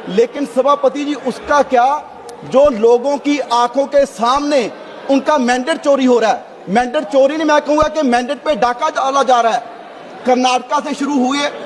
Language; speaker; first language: Hindi; non-native, local second language; Punjabi